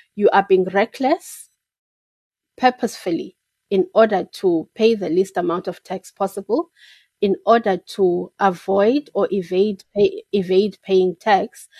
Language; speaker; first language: English; non-native, local second language; Xhosa